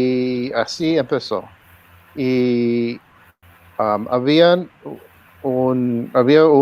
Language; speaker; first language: Spanish; early bilingual, heritage; Spanish